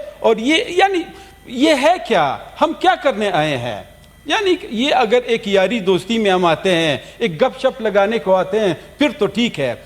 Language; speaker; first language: Urdu; non-native, local second language; Pashto